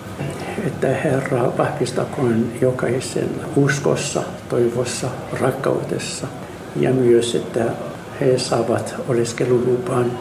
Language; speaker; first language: Finnish; non-native, learner; Arabic